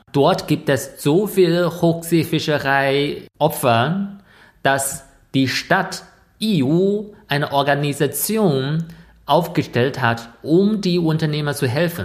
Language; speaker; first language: German; non-native, fluent; Chinese